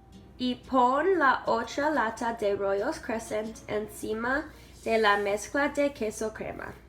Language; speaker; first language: Spanish; non-native, learner; English